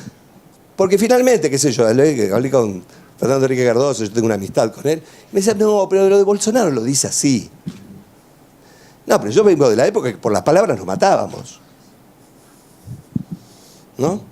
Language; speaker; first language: Spanish; native; Spanish